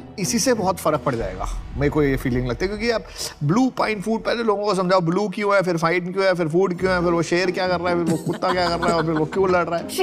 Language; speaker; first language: Hindi; native; Hindi